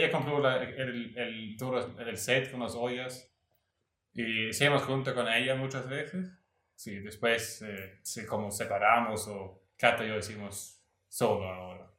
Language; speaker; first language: Spanish; non-native, learner; Swedish